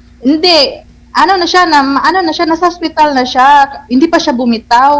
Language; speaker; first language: Filipino; non-native, local second language; Cebuano